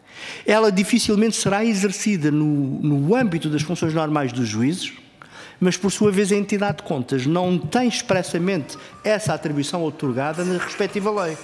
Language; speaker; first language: Portuguese; native; Portuguese